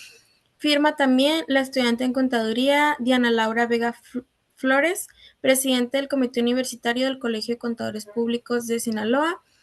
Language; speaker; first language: Spanish; native; Spanish